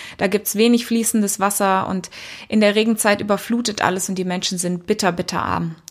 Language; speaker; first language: German; early bilingual, heritage; German